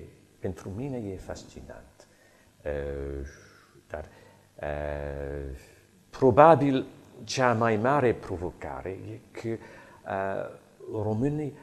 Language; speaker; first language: Romanian; non-native, fluent; English